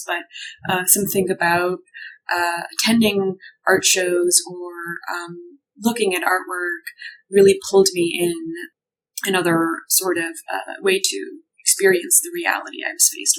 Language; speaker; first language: English; non-native, local second language; Urdu